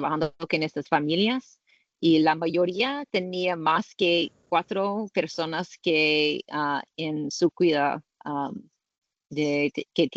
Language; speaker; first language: Spanish; non-native, learner; English